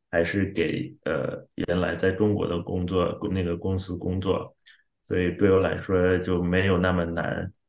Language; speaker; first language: Chinese; non-native, fluent; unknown